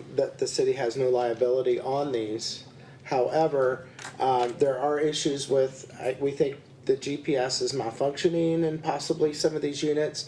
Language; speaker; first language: English; native; English